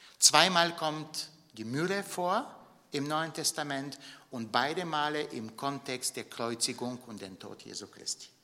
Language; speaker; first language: German; non-native, fluent; Bulgarian